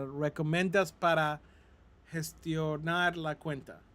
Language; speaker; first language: Spanish; non-native, fluent; English